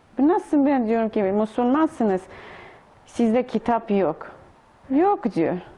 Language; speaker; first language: Turkish; non-native, learner; Russian